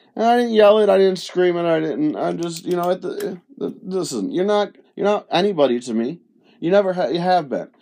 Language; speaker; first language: English; early bilingual, other home language; Spanish